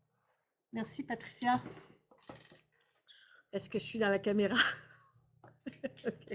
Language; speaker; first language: French; native; French